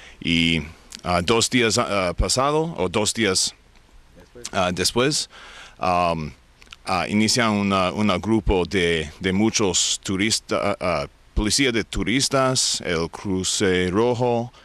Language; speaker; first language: Spanish; non-native, learner; English